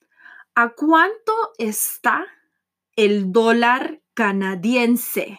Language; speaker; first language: Spanish; non-native, fluent; English